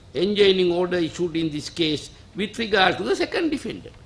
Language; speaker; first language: English; non-native, local second language; Sinhala